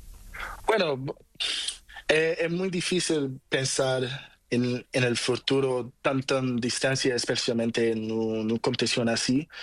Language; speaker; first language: Spanish; non-native, learner; Portuguese